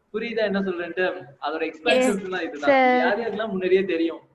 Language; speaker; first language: Tamil; native; Tamil